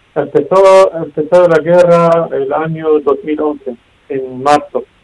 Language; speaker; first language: Spanish; non-native, learner; Arabic